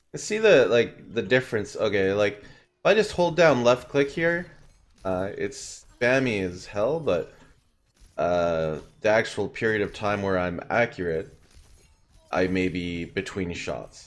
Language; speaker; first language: English; native; English